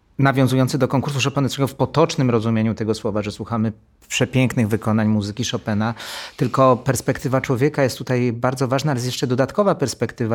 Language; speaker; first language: Polish; native; Polish